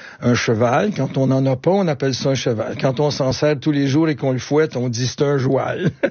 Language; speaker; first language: French; native; French